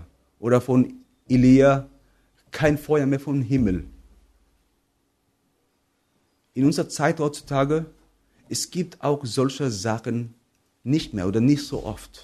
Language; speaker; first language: German; non-native, fluent; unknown